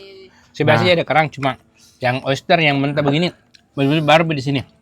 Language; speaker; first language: Malay; native; Malay